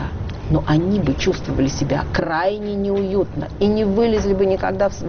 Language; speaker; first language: Russian; native; Russian